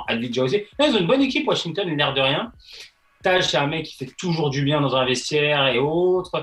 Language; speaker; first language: French; native; French